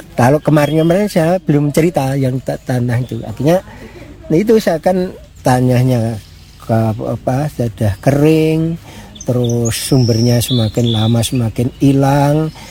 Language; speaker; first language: Indonesian; non-native, local second language; Javanese